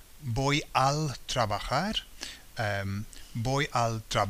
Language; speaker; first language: Spanish; non-native, fluent; English